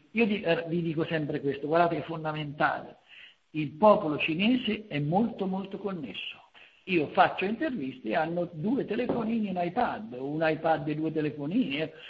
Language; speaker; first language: Italian; native; Italian